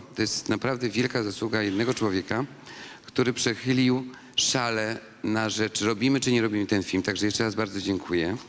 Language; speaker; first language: Polish; native; Polish